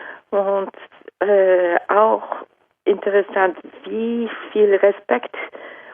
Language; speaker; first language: German; non-native, fluent; Japanese